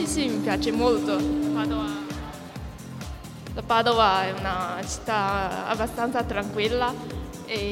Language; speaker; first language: Italian; non-native, fluent; Chinese